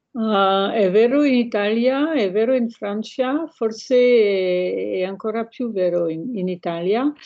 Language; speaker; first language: Italian; non-native, fluent; French